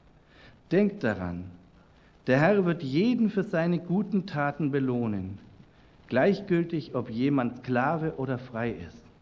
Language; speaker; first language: German; native; German